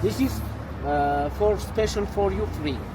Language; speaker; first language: English; non-native, learner; Armenian